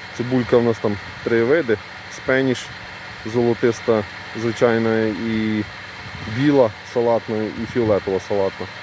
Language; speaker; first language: Ukrainian; native; Ukrainian